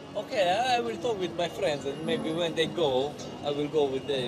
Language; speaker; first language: English; non-native, learner; Romanian